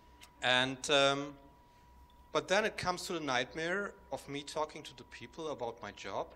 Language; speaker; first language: English; non-native, fluent; German